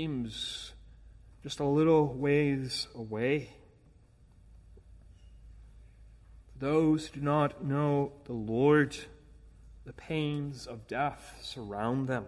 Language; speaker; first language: English; native; English